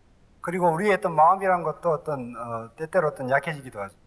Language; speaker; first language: Korean; native; Korean